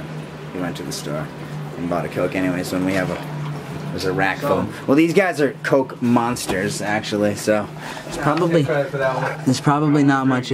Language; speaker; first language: English; native; English